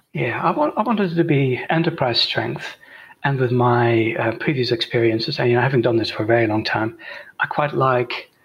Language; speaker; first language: English; non-native, fluent; Dutch